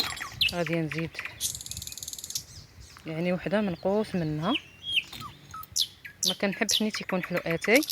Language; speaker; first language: Arabic; native; Arabic